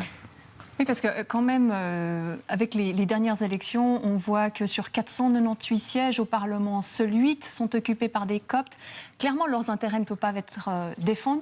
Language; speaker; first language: French; native; French